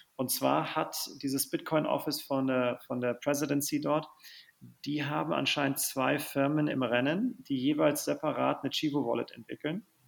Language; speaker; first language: German; native; German